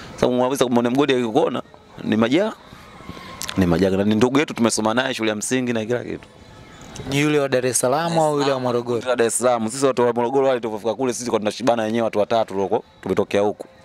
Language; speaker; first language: Swahili; native; Swahili